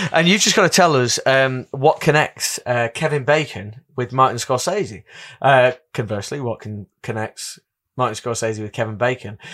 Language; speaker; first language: English; native; English